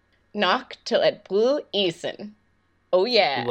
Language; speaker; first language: Danish; non-native, learner; English